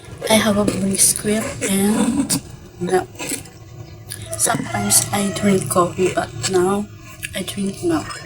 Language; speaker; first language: English; non-native, learner; Filipino